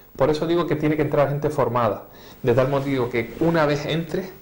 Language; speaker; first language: Spanish; native; Spanish